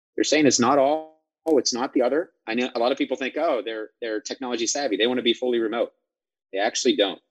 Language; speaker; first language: English; native; English